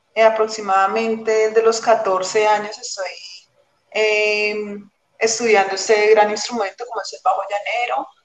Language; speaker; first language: Spanish; native; Spanish